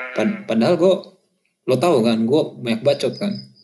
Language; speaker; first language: Indonesian; native; Indonesian